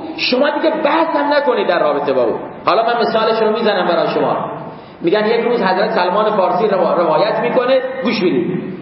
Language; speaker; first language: Persian; non-native, local second language; Baluchi